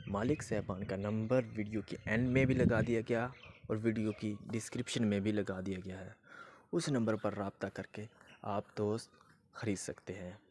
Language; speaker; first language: Urdu; non-native, local second language; Punjabi